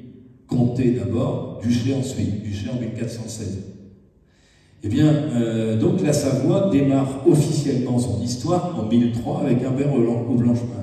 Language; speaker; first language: French; native; French